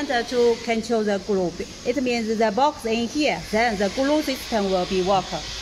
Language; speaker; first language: English; non-native, learner; Chinese